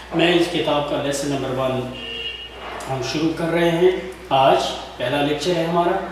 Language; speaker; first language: Urdu; non-native, local second language; Kashmiri